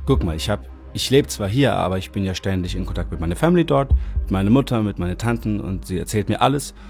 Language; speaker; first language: German; non-native, fluent; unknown